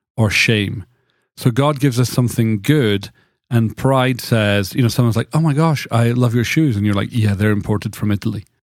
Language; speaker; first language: English; native; English